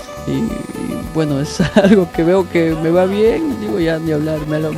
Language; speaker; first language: Spanish; native; Spanish